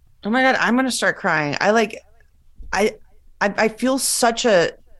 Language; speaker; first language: English; early bilingual, other home language; Spanish